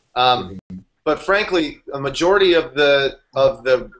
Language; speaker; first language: English; native; English